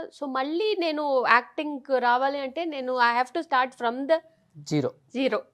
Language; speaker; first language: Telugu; non-native, local second language; Tamil